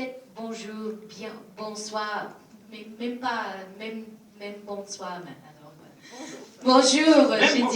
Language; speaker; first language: French; non-native, learner; English